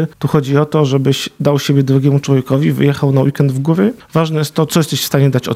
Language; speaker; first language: Polish; native; Polish